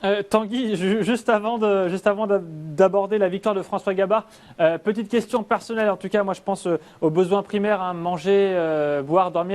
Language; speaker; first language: French; native; French